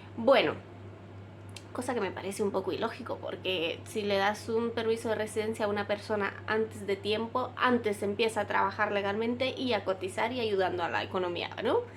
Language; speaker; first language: Spanish; native; Spanish